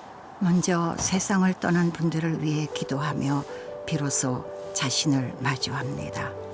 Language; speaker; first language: Korean; native; Korean